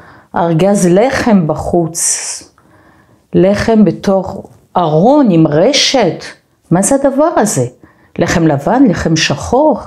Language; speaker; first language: Hebrew; non-native, fluent; French